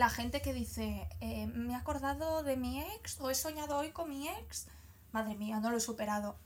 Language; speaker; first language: Spanish; native; Spanish